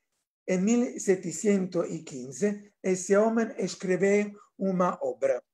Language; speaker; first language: Portuguese; non-native, fluent; Italian